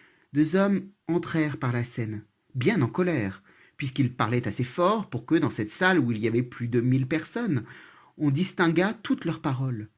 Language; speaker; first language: French; native; French